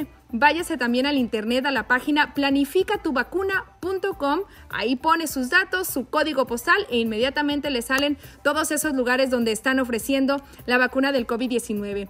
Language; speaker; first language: Spanish; native; Spanish